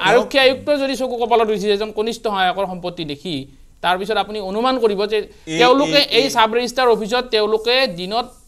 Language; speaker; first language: Assamese; native; Assamese